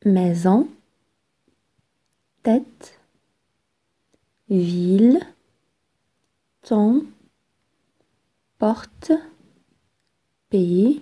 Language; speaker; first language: French; non-native, local second language; Arabic